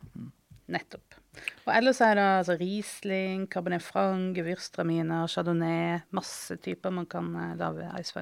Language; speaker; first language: Norwegian; native; Norwegian